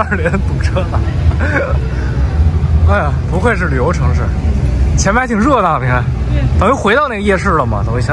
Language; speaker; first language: Chinese; native; Chinese